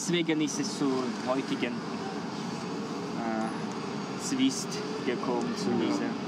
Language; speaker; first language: German; non-native, fluent; Ukrainian